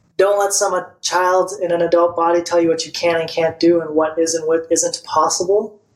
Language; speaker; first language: English; non-native, fluent; Bulgarian